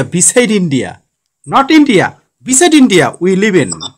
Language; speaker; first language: English; non-native, learner; Bangla